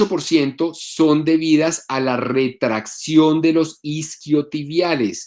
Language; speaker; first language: Spanish; native; Spanish